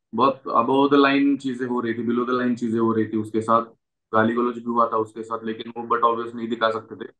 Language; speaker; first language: Hindi; non-native, local second language; Marathi